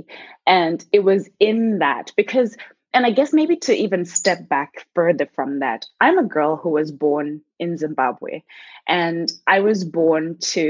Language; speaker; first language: English; non-native, local second language; Shona